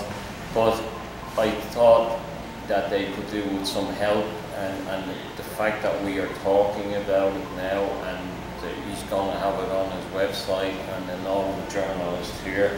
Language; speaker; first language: English; non-native, fluent; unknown